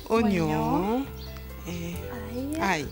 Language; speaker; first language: French; non-native, local second language; Morisyen